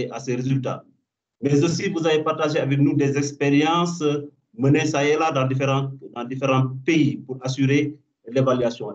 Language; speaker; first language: French; non-native, local second language; Wolof